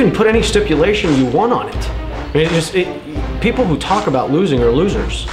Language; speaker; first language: English; native; English